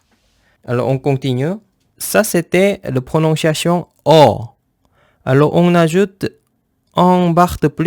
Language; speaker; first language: French; non-native, fluent; Korean